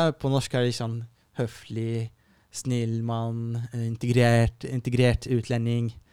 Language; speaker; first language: Norwegian; non-native, fluent; Arabic